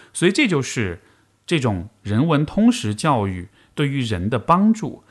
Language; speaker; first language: Chinese; native; Chinese